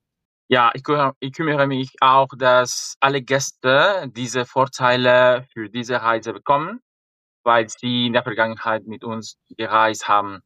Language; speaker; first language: German; non-native, fluent; Spanish